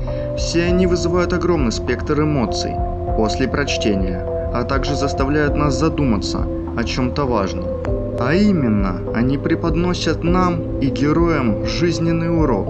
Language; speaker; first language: Russian; native; Russian